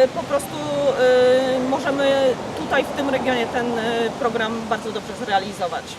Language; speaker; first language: Polish; native; Polish